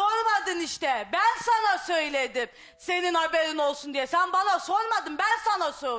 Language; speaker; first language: Turkish; native; Turkish